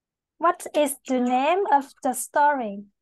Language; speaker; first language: English; non-native, learner; Vietnamese